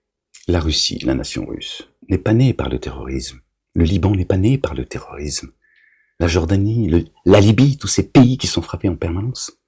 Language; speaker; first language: French; native; French